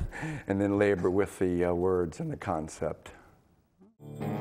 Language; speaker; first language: English; native; English